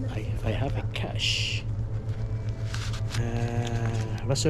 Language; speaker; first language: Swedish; non-native, learner; Somali